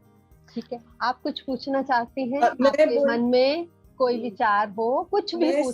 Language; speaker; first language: Hindi; native; Hindi